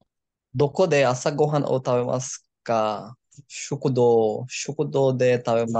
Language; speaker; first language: Japanese; non-native, learner; Bangla